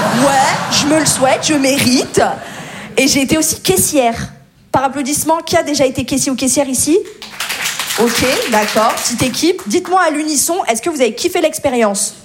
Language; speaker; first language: French; native; French